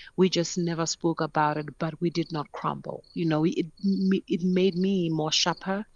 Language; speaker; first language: English; non-native, local second language; Northern Sotho